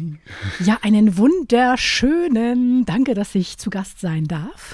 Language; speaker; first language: German; native; German